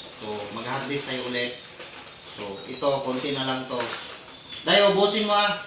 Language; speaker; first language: Filipino; non-native, local second language; Cebuano